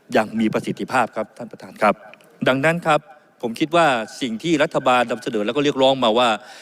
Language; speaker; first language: Thai; native; Thai